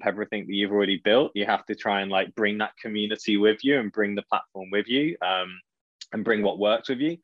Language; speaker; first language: English; native; English